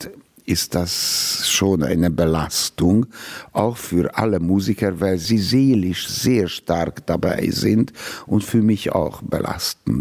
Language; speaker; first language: German; non-native, fluent; Hungarian